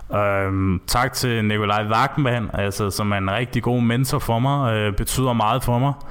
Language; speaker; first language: Danish; native; Danish